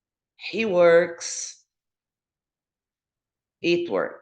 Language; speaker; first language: English; non-native, fluent; Portuguese